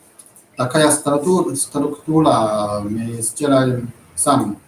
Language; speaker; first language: Russian; non-native, learner; Chinese